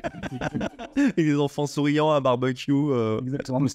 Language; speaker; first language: French; native; French